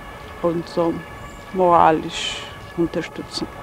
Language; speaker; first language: German; non-native, fluent; Georgian